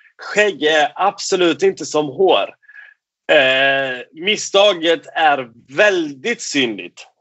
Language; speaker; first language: Swedish; non-native, fluent; Persian